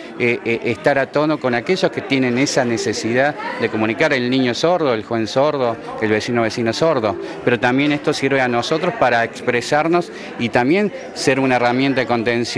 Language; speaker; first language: Spanish; native; Spanish